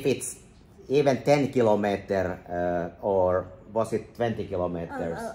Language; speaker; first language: English; non-native, fluent; Finnish